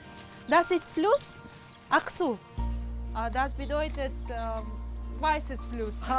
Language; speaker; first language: German; non-native, learner; Kazakh